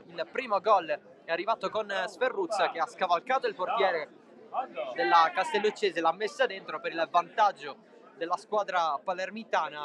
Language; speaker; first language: Italian; native; Italian